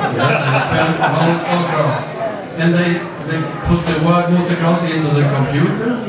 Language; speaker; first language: English; native; English